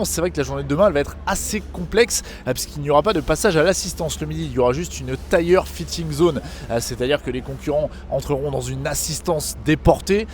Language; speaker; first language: French; native; French